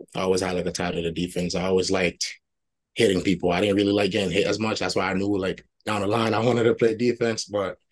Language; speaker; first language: English; early bilingual, other home language; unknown